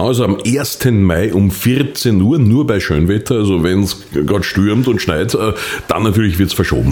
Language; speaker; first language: German; native; German